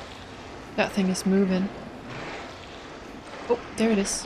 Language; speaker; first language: English; native; English